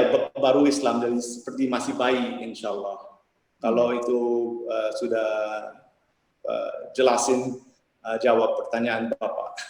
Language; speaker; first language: Indonesian; early bilingual, heritage; English